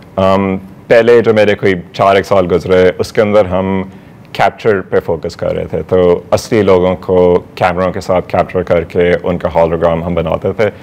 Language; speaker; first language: Urdu; non-native, local second language; Northern Hindko